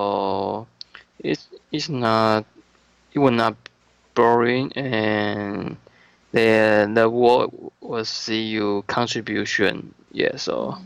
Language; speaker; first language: English; non-native, learner; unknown